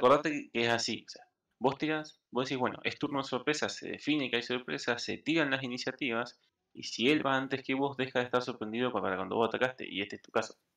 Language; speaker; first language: Spanish; native; Spanish